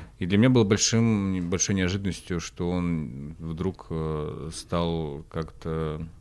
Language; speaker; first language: Russian; native; Russian